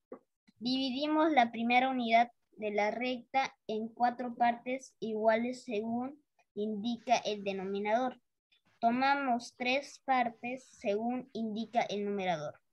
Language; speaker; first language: Spanish; native; Spanish